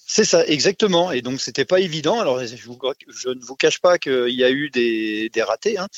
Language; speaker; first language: French; native; French